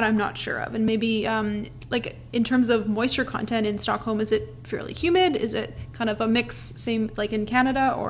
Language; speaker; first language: English; native; English